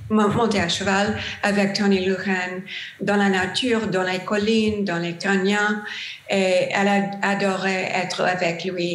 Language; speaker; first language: French; non-native, learner; English